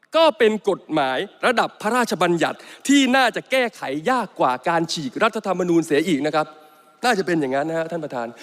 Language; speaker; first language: Thai; native; Thai